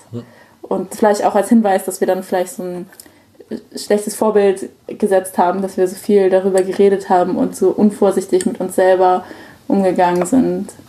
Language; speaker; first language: German; early bilingual, other home language; Chinese